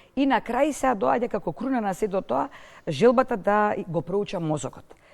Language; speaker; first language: Macedonian; non-native, local second language; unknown